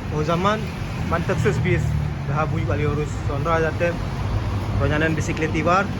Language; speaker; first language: Turkish; non-native, learner; Indonesian